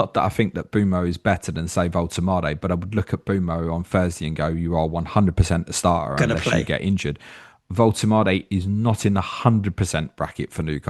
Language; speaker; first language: English; native; English